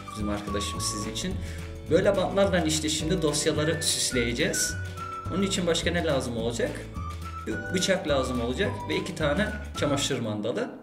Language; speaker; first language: Turkish; early bilingual, heritage; Turkish